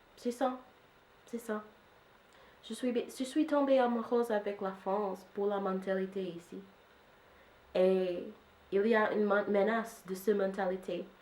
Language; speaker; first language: French; non-native, fluent; English